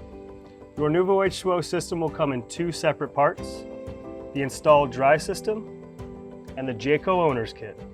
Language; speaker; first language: English; native; English